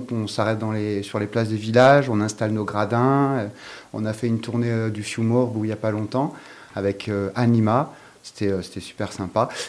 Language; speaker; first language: French; native; French